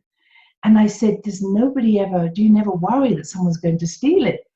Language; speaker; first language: English; native; English